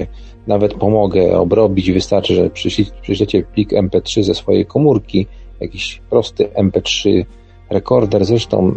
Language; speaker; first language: Polish; native; Polish